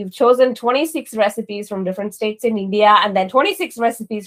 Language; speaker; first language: English; non-native, local second language; Kannada